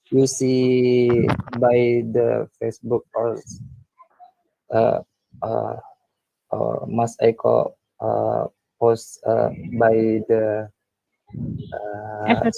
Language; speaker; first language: English; non-native, learner; Indonesian